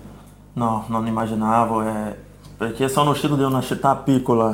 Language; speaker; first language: Italian; non-native, fluent; Portuguese